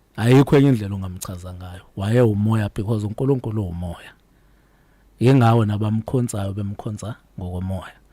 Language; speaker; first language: Zulu; native; Zulu